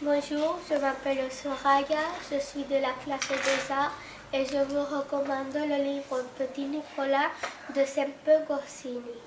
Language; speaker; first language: French; non-native, learner; Catalan